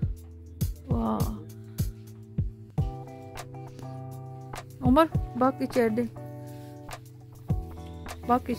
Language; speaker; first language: Turkish; non-native, learner; Urdu